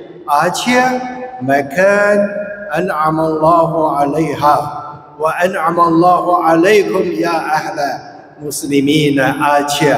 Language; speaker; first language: Arabic; non-native, fluent; Chinese